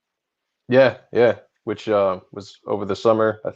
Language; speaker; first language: English; native; English